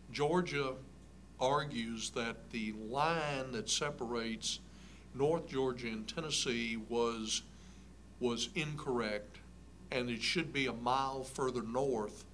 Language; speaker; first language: English; native; English